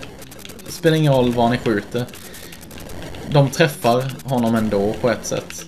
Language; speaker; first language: Swedish; native; Swedish